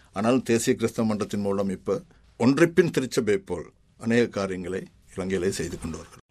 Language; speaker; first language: Tamil; native; Tamil